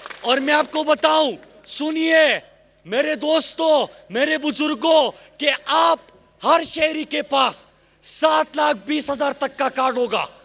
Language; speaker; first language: Urdu; non-native, local second language; Pashto